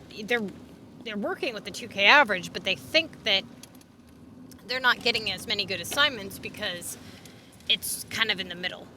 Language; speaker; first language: English; native; English